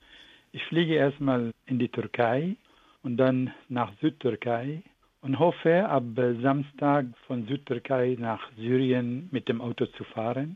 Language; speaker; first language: German; non-native, fluent; Arabic